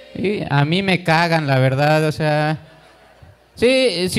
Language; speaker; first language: Spanish; native; Spanish